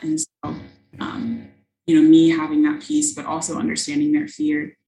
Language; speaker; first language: English; native; English